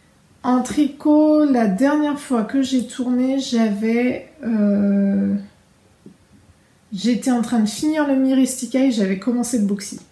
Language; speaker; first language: French; native; French